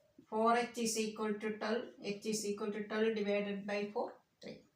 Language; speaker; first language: English; non-native, local second language; Malayalam